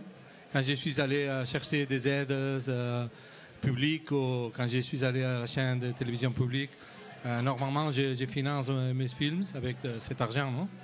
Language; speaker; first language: French; non-native, learner; Spanish